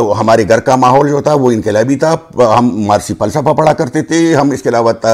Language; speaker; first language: Urdu; non-native, local second language; Pashto